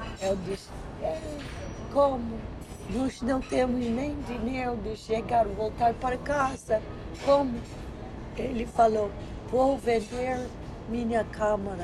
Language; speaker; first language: Portuguese; non-native, learner; English